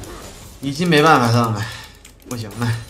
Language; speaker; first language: Chinese; native; Chinese